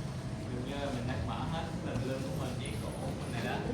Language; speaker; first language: Vietnamese; native; Vietnamese